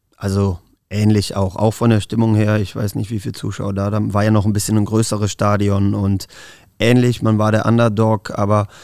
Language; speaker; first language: German; native; German